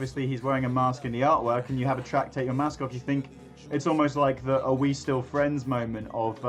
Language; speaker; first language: English; native; English